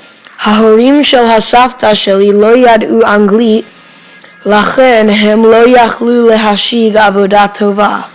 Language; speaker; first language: Hebrew; non-native, learner; English